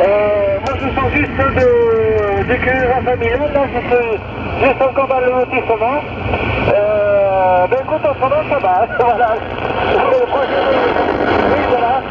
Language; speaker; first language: French; native; French